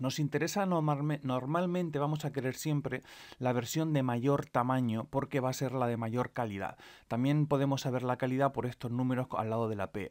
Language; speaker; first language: Spanish; native; Spanish